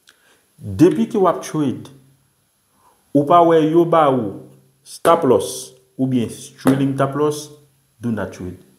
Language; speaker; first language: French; non-native, local second language; Haitian Creole